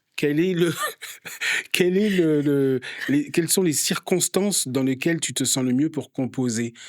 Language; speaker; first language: French; native; French